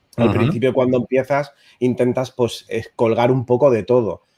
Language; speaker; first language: Spanish; native; Spanish